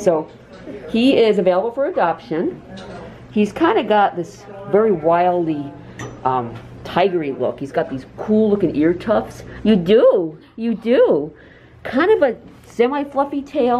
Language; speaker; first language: English; native; English